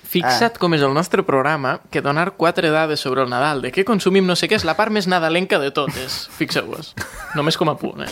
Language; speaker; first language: Catalan; native; Catalan